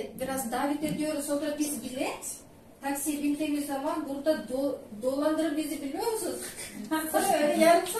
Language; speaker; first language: Turkish; non-native, learner; Turkmen